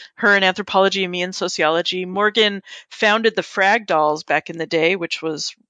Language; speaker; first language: English; native; English